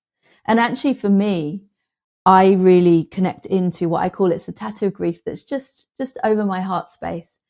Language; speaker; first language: English; native; English